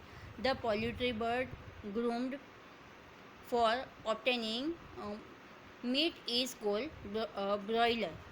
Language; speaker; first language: English; non-native, local second language; Hindi